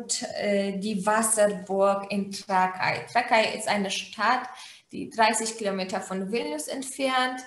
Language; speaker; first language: German; non-native, fluent; Polish